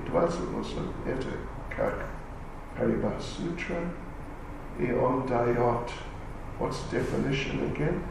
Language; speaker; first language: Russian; non-native, learner; English